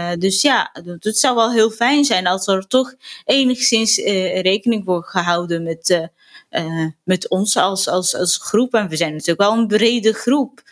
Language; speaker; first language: Dutch; non-native, fluent; Arabic